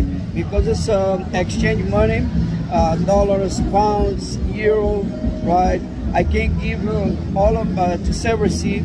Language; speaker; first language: English; non-native, learner; Portuguese